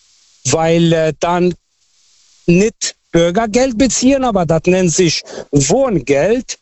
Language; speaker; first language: German; non-native, fluent; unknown